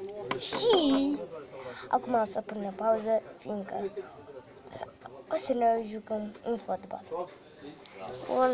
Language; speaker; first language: Romanian; early bilingual, heritage; Romanian